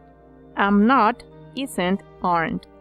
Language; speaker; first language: English; non-native, fluent; Spanish